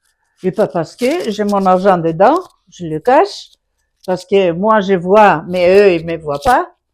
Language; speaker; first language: French; non-native, fluent; Greek